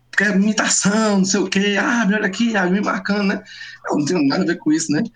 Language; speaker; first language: Portuguese; native; Portuguese